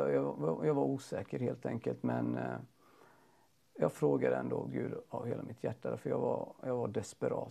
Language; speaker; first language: Swedish; native; Swedish